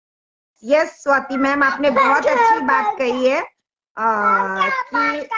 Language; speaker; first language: Hindi; native; Hindi